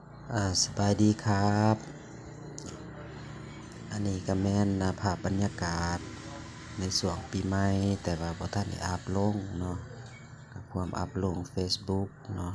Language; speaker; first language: Thai; non-native, local second language; Lao